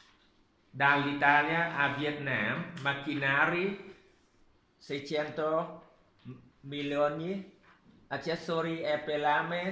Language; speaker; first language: Italian; non-native, learner; Vietnamese